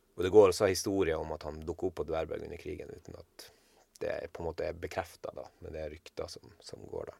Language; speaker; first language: Norwegian; native; Norwegian